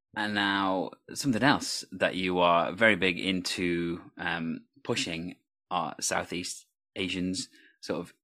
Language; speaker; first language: English; native; English